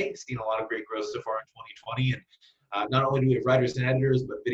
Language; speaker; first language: English; native; English